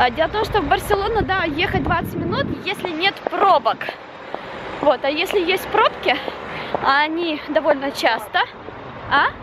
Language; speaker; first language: Russian; early bilingual, heritage; Russian